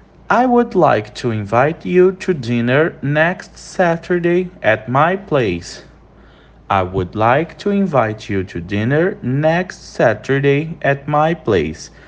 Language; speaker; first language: English; non-native, fluent; Portuguese